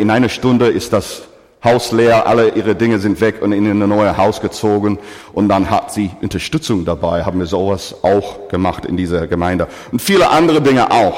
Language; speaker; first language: German; non-native, fluent; English